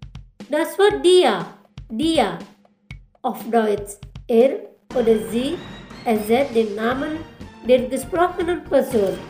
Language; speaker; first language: German; non-native, fluent; Indonesian